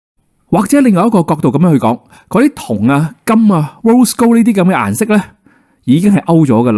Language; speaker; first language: Cantonese; native; Cantonese